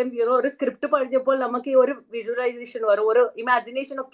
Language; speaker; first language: Malayalam; non-native, learner; Telugu